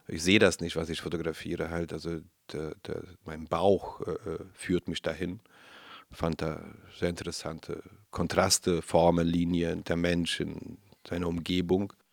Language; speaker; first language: German; native; German